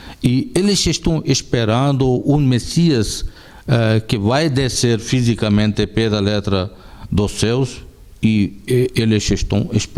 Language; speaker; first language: Portuguese; non-native, fluent; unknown